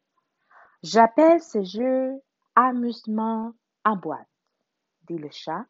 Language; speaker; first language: French; non-native, learner; Spanish